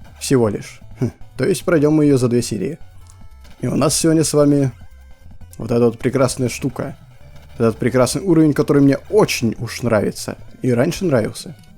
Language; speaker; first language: Russian; native; Russian